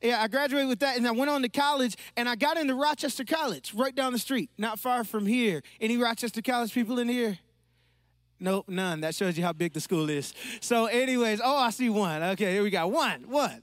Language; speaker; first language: English; native; English